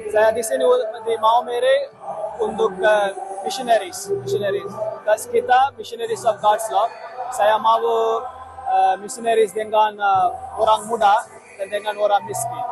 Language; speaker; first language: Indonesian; non-native, learner; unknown